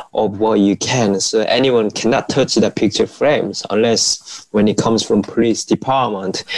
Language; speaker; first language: English; non-native, fluent; Korean